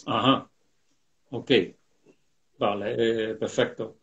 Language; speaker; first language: Spanish; non-native, fluent; Dutch